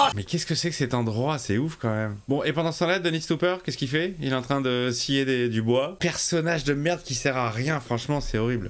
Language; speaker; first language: French; native; French